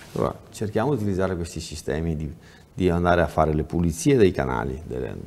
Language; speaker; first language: Italian; native; Italian